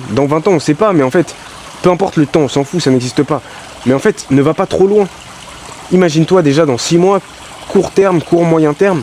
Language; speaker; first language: French; native; French